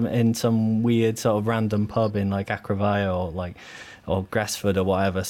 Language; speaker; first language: English; native; English